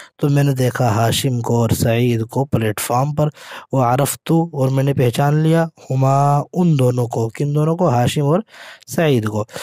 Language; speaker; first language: Urdu; native; Urdu